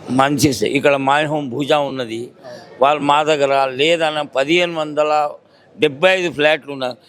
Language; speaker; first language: Telugu; native; Telugu